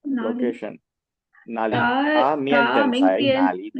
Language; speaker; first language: Chinese; non-native, learner; Tamil